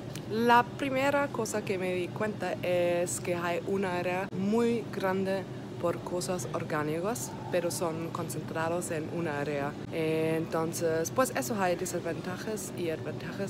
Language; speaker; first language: Spanish; non-native, learner; German